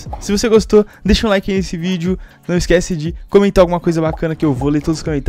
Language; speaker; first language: Portuguese; native; Portuguese